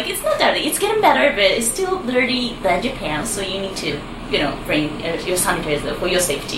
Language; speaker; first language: English; non-native, learner; Japanese